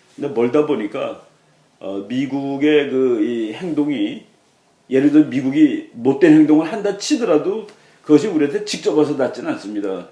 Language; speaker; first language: Korean; native; Korean